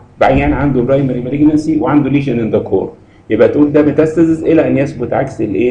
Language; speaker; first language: Arabic; native; Arabic